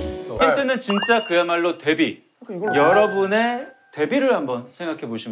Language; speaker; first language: Korean; native; Korean